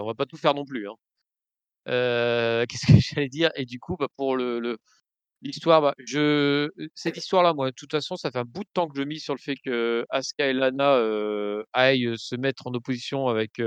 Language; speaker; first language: French; native; French